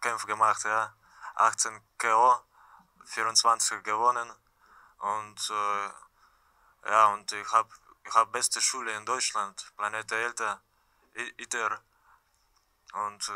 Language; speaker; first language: German; non-native, learner; Russian